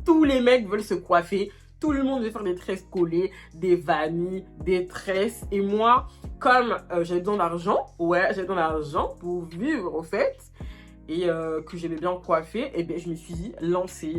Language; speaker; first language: French; native; French